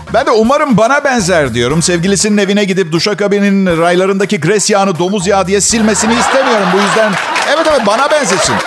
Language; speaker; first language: Turkish; non-native, fluent; Italian